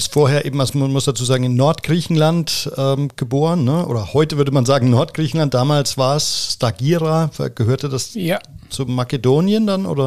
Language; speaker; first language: German; native; German